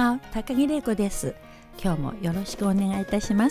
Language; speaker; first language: Japanese; non-native, fluent; Chinese